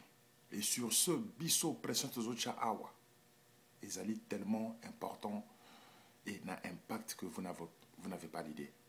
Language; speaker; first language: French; non-native, local second language; Lingala